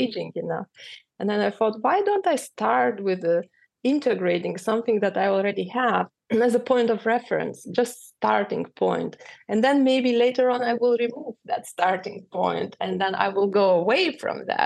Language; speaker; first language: English; non-native, fluent; Lithuanian